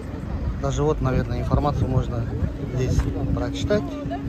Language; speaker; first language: Russian; native; Russian